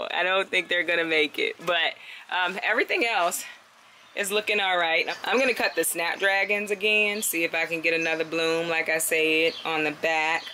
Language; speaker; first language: English; native; English